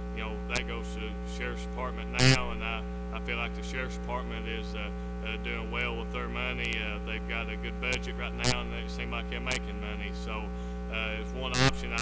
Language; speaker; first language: English; native; English